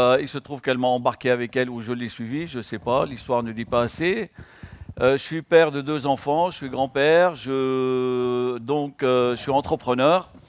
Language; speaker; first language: French; non-native, local second language; Arabic